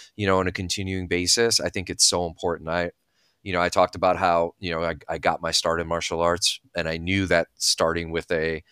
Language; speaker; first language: English; early bilingual, other home language; Bulgarian